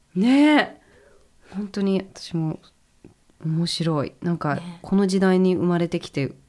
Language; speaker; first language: Japanese; early bilingual, heritage; Japanese